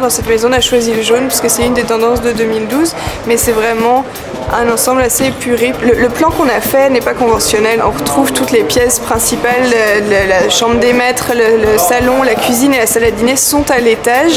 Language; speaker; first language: French; native; French